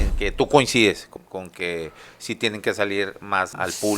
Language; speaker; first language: Spanish; native; Spanish